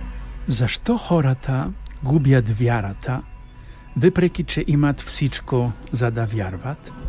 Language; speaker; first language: Bulgarian; non-native, fluent; Polish